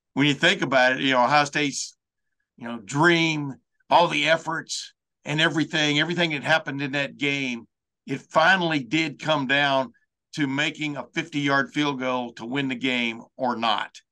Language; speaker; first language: English; native; English